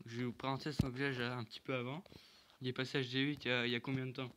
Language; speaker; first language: French; native; French